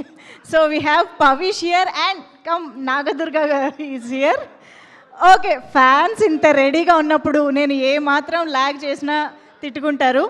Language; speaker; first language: Telugu; native; Telugu